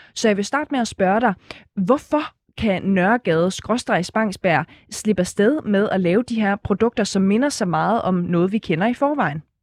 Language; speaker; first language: Danish; native; Danish